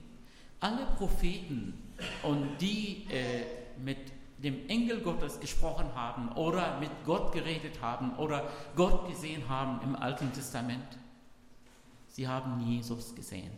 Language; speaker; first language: German; non-native, fluent; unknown